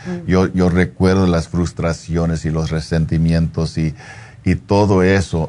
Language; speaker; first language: Spanish; non-native, fluent; English